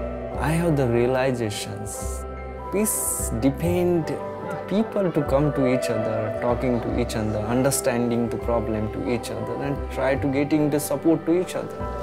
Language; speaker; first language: English; non-native, local second language; Marathi